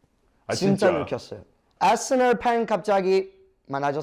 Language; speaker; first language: Korean; non-native, learner; English